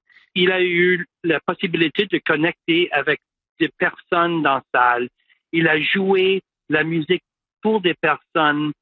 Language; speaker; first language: French; non-native, local second language; English